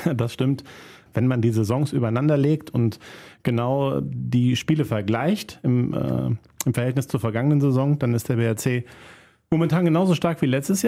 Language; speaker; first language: German; native; German